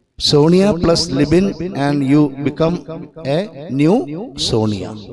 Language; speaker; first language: English; non-native, local second language; Malayalam